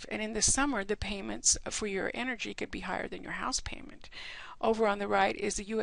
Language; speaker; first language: English; native; English